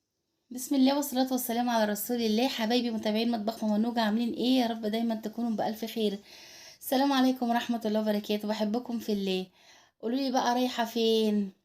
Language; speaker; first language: Arabic; native; Arabic